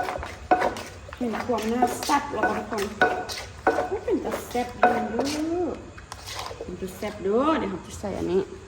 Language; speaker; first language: Thai; non-native, local second language; Lao